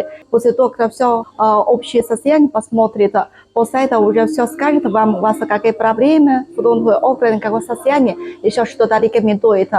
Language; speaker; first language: Russian; non-native, learner; Chinese